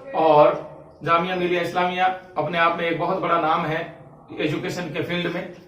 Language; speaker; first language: Hindi; native; Hindi